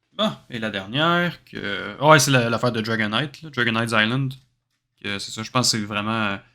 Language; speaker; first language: French; native; French